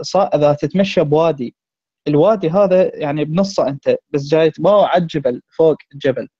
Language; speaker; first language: Arabic; native; Arabic